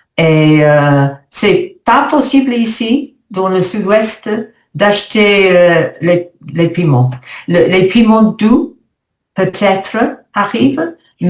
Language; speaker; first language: French; non-native, learner; English